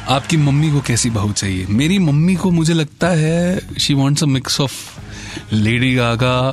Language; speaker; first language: Hindi; native; Hindi